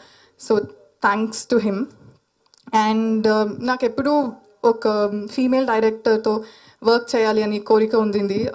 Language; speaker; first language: Telugu; non-native, learner; Malayalam